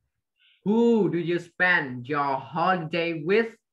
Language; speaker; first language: English; non-native, fluent; Vietnamese